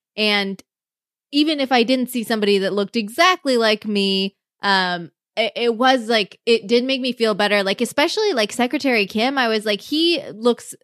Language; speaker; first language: English; native; English